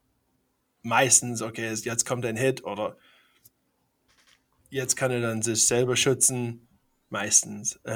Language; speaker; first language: German; non-native, fluent; English